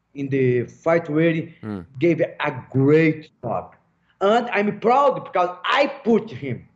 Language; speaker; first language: English; non-native, fluent; Portuguese